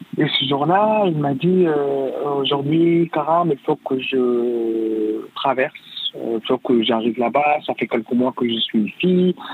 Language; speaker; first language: French; non-native, fluent; Arabic